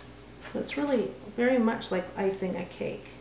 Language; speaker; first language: English; native; English